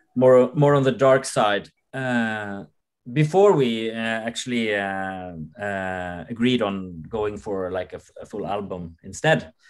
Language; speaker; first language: English; non-native, fluent; Norwegian